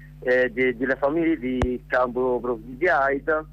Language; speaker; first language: Italian; non-native, learner; Arabic